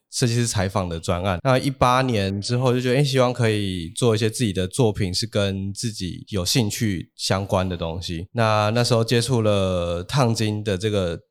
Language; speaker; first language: Chinese; non-native, local second language; Min Nan Chinese